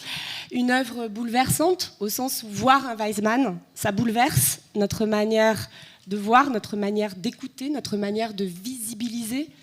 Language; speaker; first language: French; native; French